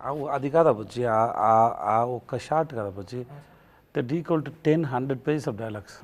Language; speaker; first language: Telugu; non-native, learner; Tamil